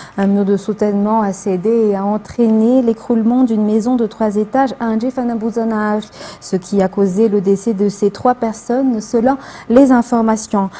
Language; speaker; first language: French; non-native, local second language; Malagasy